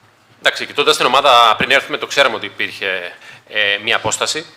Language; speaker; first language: Greek; native; Greek